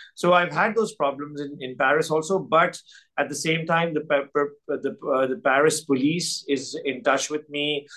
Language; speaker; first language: English; non-native, local second language; Urdu